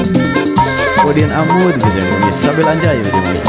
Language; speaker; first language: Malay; non-native, local second language; Sundanese